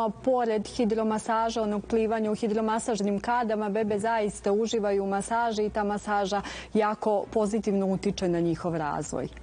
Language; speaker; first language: Serbian; native; Serbian